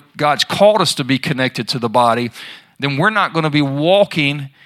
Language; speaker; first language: English; native; English